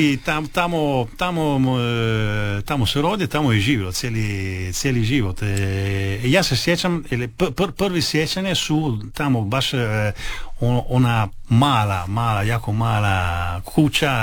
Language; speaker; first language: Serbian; early bilingual, heritage; Italian